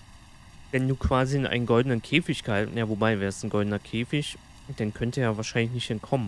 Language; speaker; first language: German; native; German